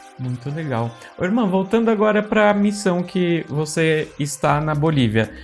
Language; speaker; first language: Portuguese; native; Portuguese